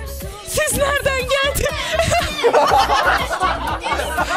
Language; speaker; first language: Turkish; native; Turkish